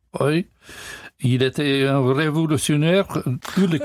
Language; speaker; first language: French; non-native, learner; English